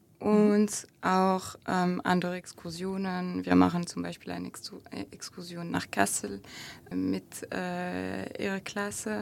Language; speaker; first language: German; non-native, fluent; French